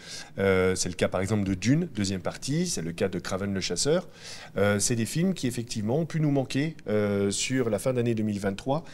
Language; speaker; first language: French; native; French